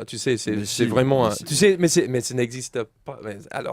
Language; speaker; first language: French; non-native, learner; English